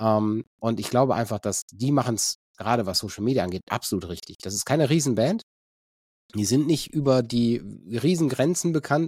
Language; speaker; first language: German; native; German